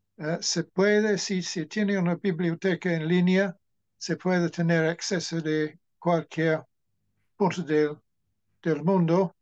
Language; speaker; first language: Spanish; non-native, fluent; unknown